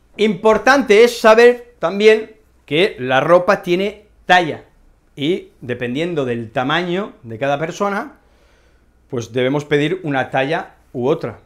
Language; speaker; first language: Spanish; native; Spanish